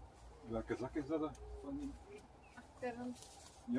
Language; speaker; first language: Dutch; native; Dutch